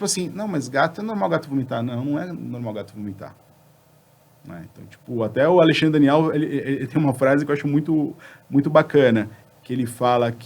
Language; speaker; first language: Portuguese; native; Portuguese